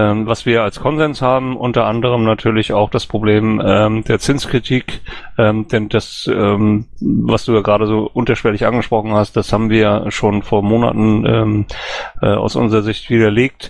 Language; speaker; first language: German; native; German